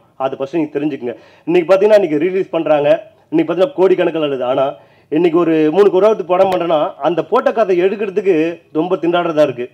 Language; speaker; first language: Tamil; native; Tamil